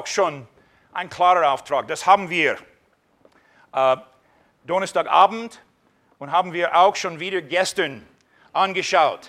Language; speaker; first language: German; non-native, fluent; English